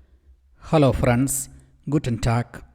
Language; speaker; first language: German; non-native, fluent; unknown